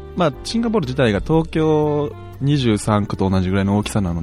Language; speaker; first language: Japanese; native; Japanese